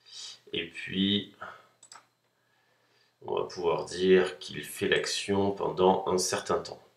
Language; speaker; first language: French; native; French